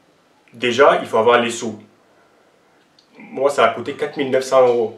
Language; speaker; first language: French; non-native, local second language; Armenian